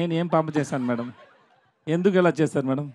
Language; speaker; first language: Telugu; non-native, learner; Tamil